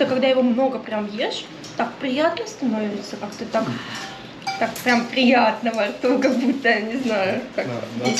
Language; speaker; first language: Russian; native; Russian